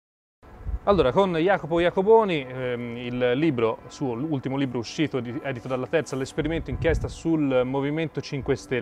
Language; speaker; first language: Italian; native; Italian